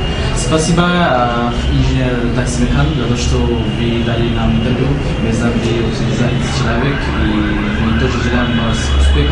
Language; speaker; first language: Russian; non-native, fluent; Bangla